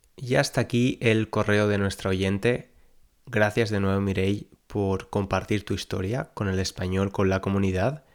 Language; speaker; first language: Spanish; native; Spanish